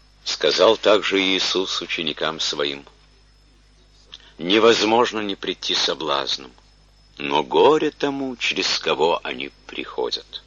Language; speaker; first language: Russian; native; Russian